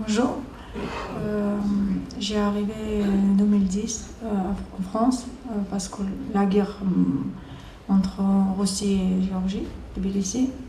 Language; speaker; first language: French; non-native, learner; Georgian